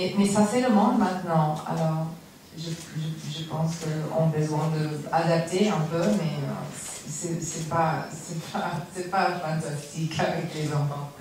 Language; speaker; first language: French; non-native, learner; English